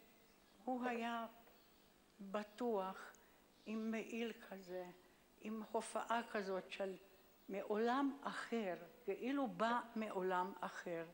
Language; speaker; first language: Hebrew; non-native, fluent; Hungarian